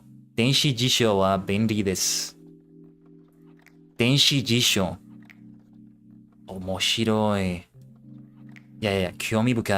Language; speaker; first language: Japanese; non-native, learner; English